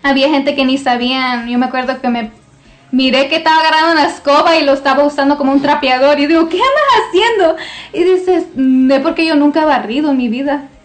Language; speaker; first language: Spanish; early bilingual, heritage; Spanish